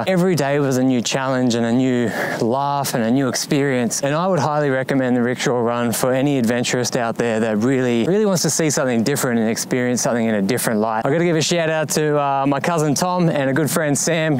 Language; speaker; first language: English; native; English